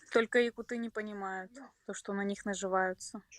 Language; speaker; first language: Russian; native; Russian